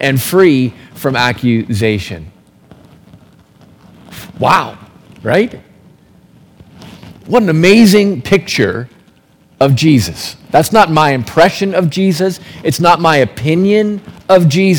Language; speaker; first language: English; native; English